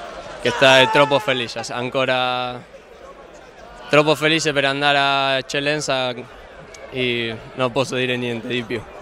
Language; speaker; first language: Italian; non-native, learner; Spanish